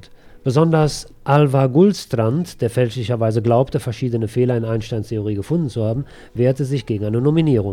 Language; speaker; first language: German; native; German